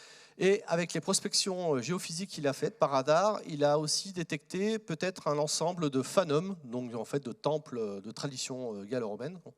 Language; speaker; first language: French; native; French